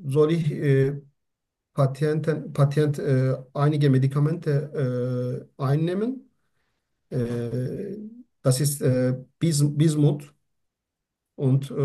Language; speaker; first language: German; non-native, learner; Turkish